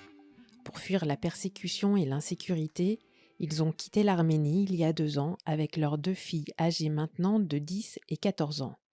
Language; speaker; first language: French; native; French